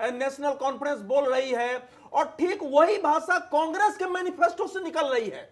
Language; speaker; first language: Hindi; native; Hindi